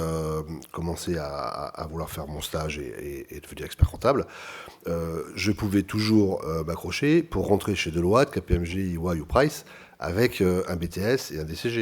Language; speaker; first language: French; native; French